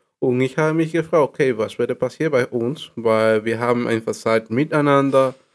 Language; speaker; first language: German; non-native, learner; Spanish